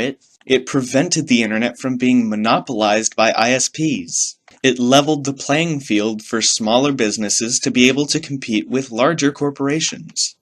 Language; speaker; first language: English; native; English